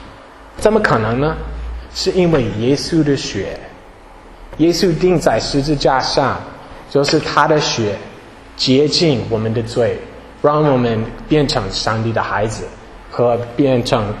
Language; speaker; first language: Chinese; non-native, fluent; English